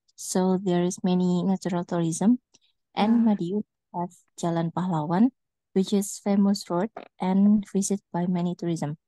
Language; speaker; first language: English; non-native, learner; Indonesian